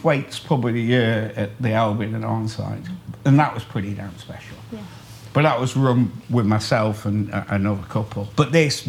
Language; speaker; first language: English; native; English